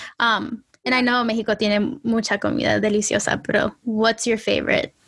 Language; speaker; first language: Spanish; early bilingual, heritage; Spanish